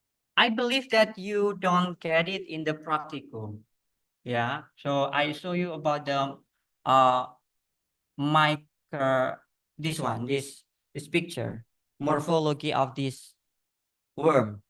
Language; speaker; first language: English; non-native, learner; Indonesian